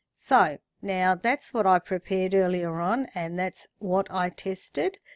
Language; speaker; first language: English; native; English